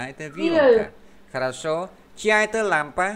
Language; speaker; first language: Russian; non-native, fluent; Vietnamese